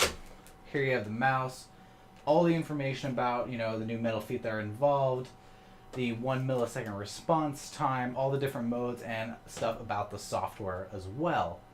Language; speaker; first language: English; native; English